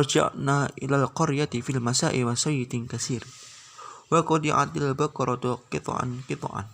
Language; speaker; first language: Arabic; non-native, learner; Indonesian